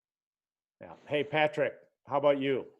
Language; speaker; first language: English; native; English